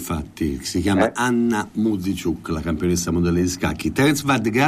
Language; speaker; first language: Italian; native; Italian